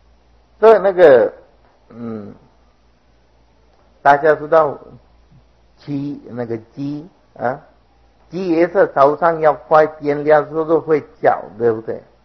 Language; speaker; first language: Chinese; non-native, fluent; Sinhala